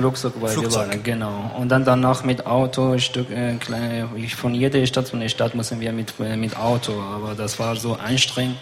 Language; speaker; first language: German; non-native, learner; Persian